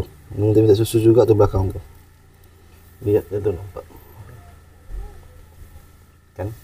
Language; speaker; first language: Indonesian; native; Indonesian